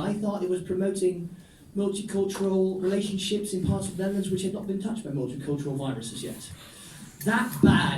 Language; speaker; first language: English; non-native, fluent; Dutch